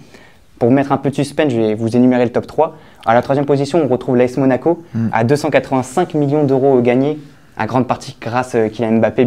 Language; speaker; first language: French; native; French